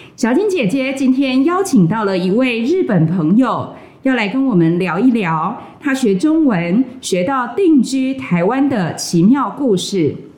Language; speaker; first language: Chinese; native; Chinese